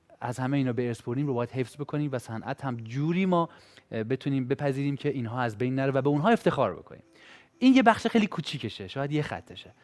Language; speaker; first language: Persian; native; Persian